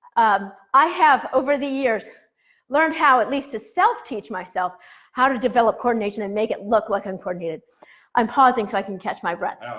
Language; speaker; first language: English; native; English